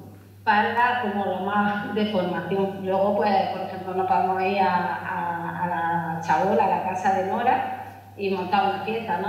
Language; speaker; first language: Spanish; native; Spanish